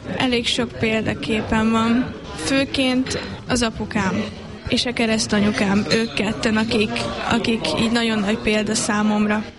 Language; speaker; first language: Hungarian; native; Hungarian